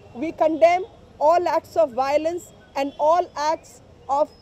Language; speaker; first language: English; non-native, local second language; Hindi